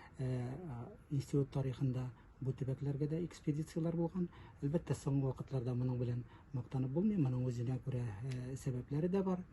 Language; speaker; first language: Tatar; native; Tatar